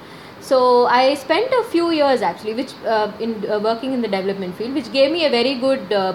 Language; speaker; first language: English; non-native, local second language; Malayalam